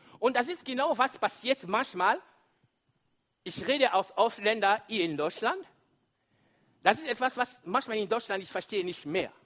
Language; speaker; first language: German; non-native, fluent; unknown